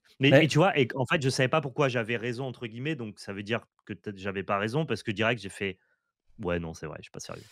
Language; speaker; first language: French; native; French